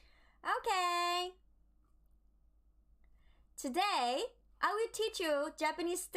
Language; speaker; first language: English; non-native, learner; Japanese